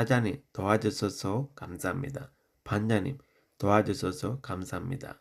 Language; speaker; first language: Korean; non-native, fluent; Sinhala